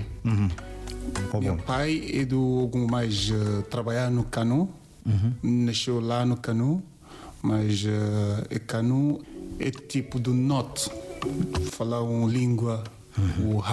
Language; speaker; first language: Portuguese; non-native, learner; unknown